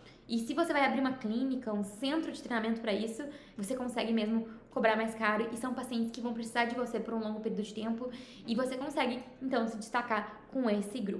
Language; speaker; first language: Portuguese; native; Portuguese